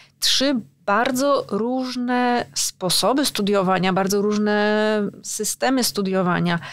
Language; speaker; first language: Polish; native; Polish